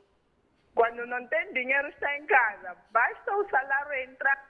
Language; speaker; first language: Portuguese; non-native, local second language; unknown